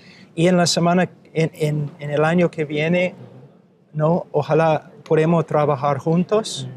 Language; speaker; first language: Spanish; non-native, fluent; English